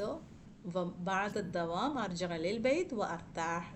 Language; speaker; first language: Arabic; non-native, fluent; Malayalam